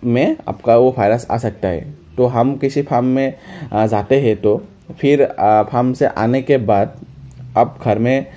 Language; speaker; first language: Hindi; non-native, local second language; Assamese